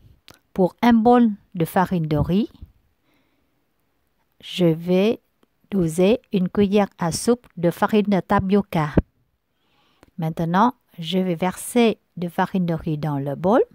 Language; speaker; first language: French; non-native, learner; Vietnamese